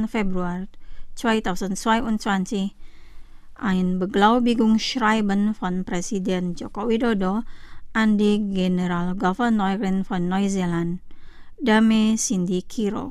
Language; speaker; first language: German; non-native, fluent; Indonesian